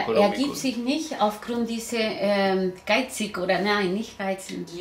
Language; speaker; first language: German; non-native, learner; Spanish